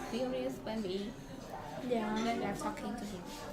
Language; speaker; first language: English; non-native, learner; Khmer